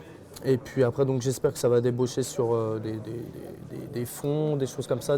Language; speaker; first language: French; native; French